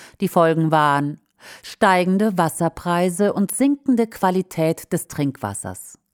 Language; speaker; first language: German; native; German